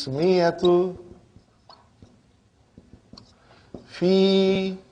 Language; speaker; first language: Arabic; non-native, fluent; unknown